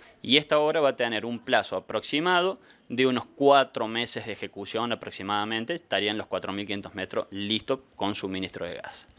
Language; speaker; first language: Spanish; native; Spanish